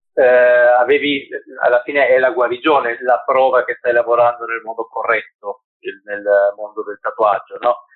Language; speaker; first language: Italian; early bilingual, heritage; Spanish